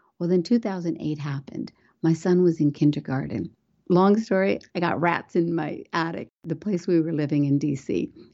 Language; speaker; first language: English; early bilingual, other home language; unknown